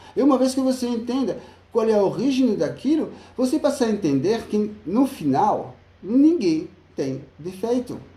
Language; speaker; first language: Portuguese; non-native, fluent; French